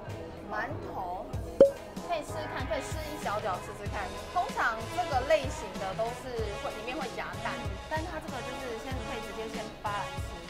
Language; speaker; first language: Chinese; native; Chinese